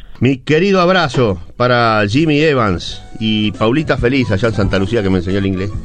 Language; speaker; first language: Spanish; native; Spanish